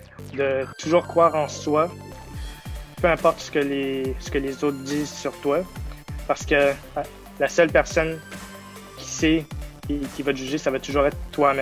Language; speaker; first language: French; early bilingual, other home language; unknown